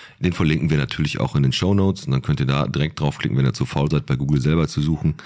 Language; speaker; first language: German; native; German